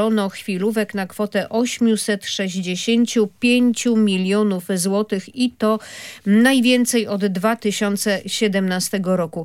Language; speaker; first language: Polish; native; Polish